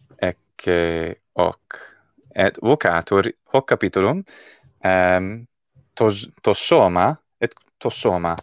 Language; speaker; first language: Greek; non-native, fluent; English